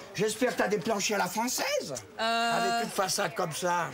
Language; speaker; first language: French; native; French